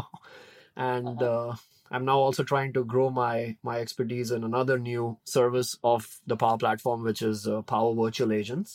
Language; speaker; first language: English; non-native, local second language; Hindi